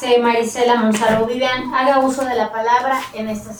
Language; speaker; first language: Spanish; native; Spanish